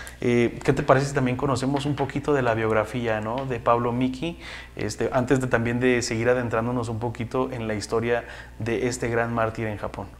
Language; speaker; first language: Spanish; native; Spanish